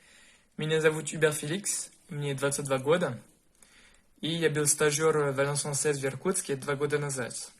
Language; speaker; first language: Russian; non-native, learner; French